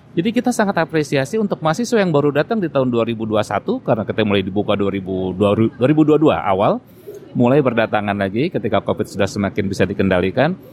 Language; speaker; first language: Indonesian; native; Indonesian